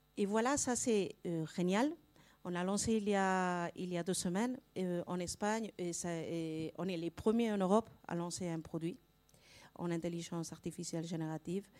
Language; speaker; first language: French; non-native, fluent; Spanish